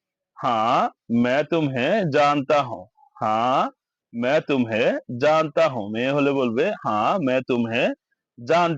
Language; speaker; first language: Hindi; non-native, fluent; Bangla